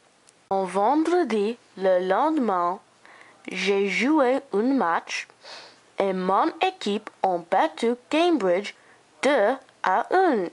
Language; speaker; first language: French; non-native, learner; English